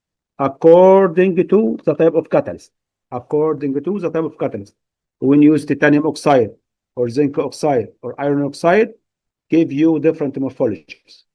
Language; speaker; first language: English; non-native, fluent; Arabic